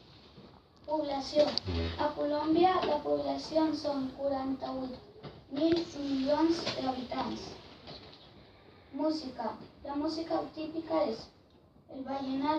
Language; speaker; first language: Catalan; non-native, learner; Spanish